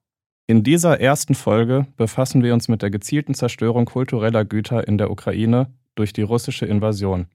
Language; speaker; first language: German; native; German